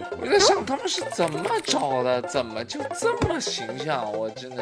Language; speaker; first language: Chinese; native; Chinese